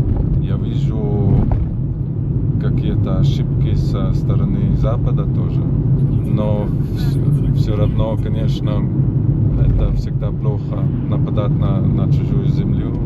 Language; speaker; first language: Russian; non-native, fluent; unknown